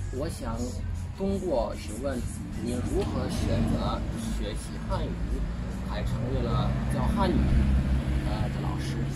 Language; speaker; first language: Chinese; non-native, learner; Bosnian